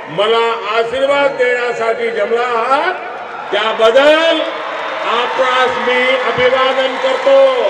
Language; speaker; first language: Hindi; non-native, local second language; Gujarati